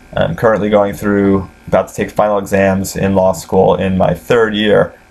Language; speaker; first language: English; native; English